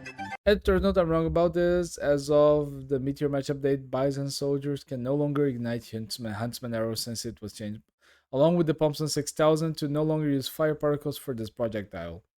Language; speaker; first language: English; non-native, fluent; Portuguese